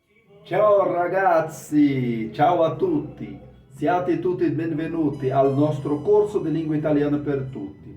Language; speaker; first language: Italian; non-native, fluent; Portuguese